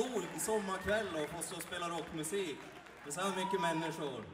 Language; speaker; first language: Swedish; native; Swedish